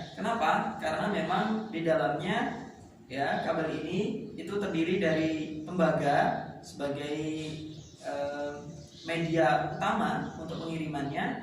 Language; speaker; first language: Indonesian; native; Indonesian